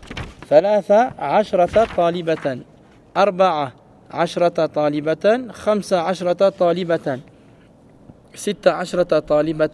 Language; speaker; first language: Arabic; non-native, fluent; French